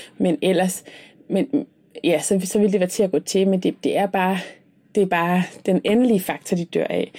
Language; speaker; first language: Danish; native; Danish